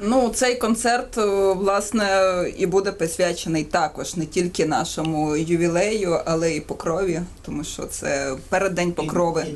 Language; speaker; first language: Ukrainian; native; Ukrainian